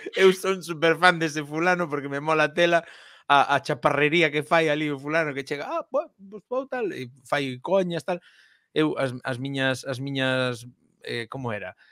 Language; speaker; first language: Galician; native; Galician